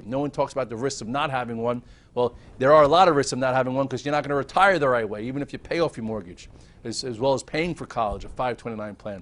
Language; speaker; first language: English; native; English